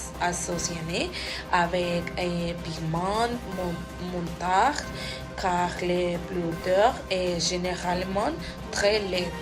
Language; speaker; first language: French; non-native, learner; Spanish